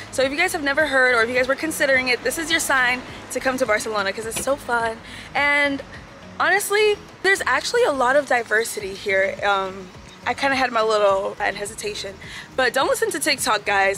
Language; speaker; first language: English; native; English